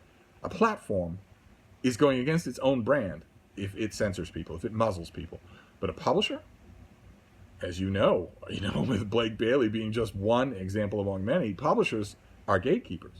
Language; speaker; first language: English; native; English